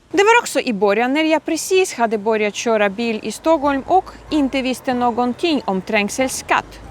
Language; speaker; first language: Swedish; non-native, fluent; Ukrainian